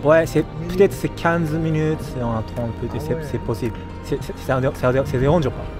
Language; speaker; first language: French; non-native, learner; Japanese